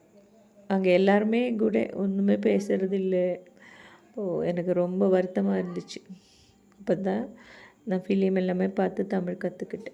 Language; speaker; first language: Tamil; non-native, learner; Malayalam